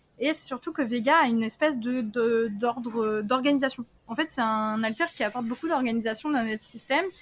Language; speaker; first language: French; early bilingual, other home language; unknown